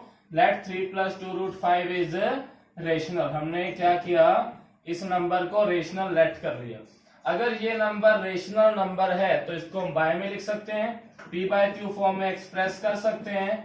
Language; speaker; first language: Hindi; native; Hindi